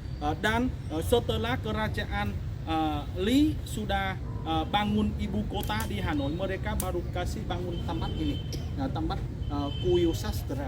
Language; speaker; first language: Indonesian; non-native, fluent; Vietnamese